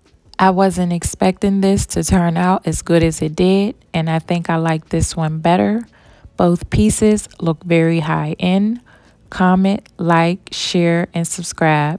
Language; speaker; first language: English; native; English